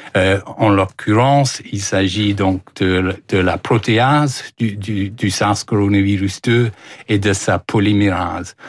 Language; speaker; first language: French; non-native, fluent; English